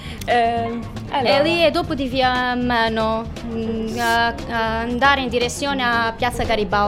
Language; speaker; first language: Italian; non-native, learner; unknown